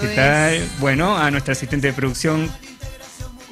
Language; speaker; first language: Spanish; native; Spanish